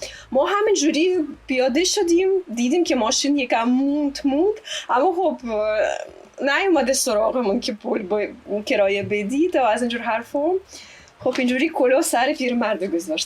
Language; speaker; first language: Persian; non-native, fluent; Russian